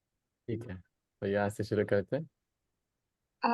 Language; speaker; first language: Hindi; non-native, local second language; English